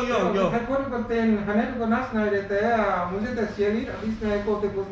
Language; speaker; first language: Czech; non-native, learner; Vietnamese